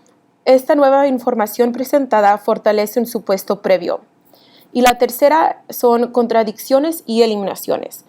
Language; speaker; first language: Spanish; early bilingual, heritage; Spanish